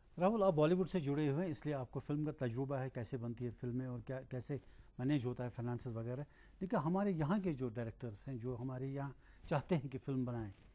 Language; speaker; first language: Hindi; non-native, local second language; Kashmiri